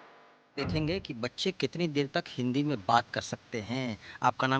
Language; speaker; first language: Hindi; native; Hindi